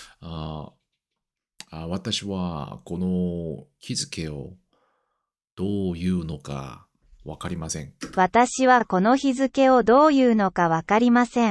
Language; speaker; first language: Japanese; non-native, learner; Korean